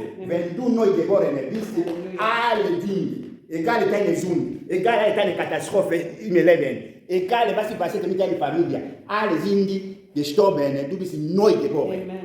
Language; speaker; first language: German; non-native, learner; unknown